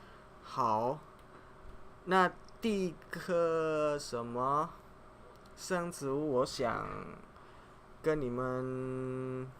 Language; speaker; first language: Chinese; non-native, fluent; Indonesian